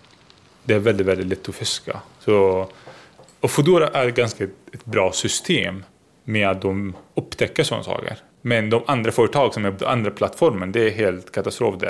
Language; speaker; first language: Swedish; non-native, fluent; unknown